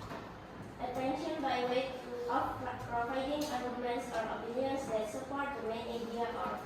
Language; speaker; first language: English; non-native, learner; Indonesian